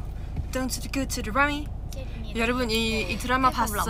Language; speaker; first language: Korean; non-native, learner; Thai